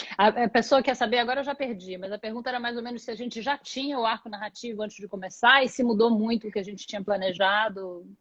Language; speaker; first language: Portuguese; native; Portuguese